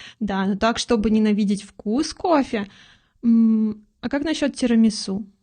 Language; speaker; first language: Russian; native; Russian